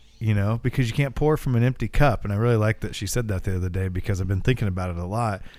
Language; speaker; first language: English; native; English